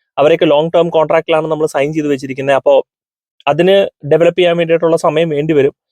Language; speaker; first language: Malayalam; native; Malayalam